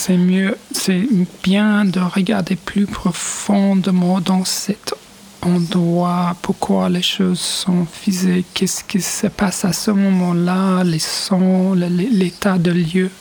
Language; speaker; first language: French; non-native, fluent; English